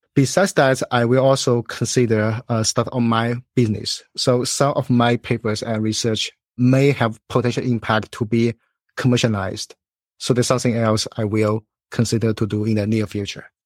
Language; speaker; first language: English; non-native, fluent; Chinese